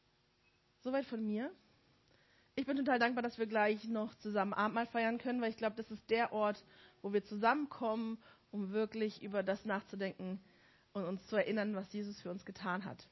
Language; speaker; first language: German; native; German